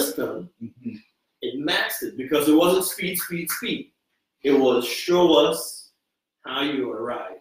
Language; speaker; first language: English; non-native, local second language; Igbo